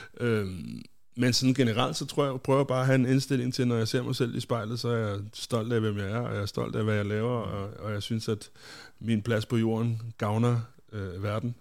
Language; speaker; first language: Danish; native; Danish